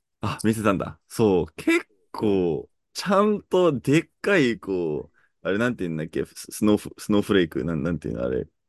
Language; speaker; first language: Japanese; non-native, fluent; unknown